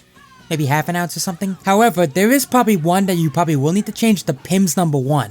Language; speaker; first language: English; native; English